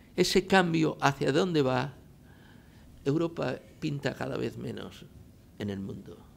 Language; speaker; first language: Spanish; native; Spanish